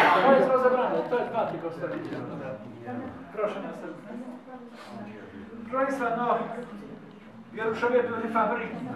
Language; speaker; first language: Polish; native; Polish